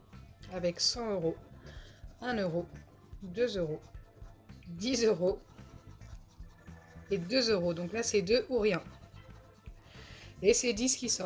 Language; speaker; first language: French; native; French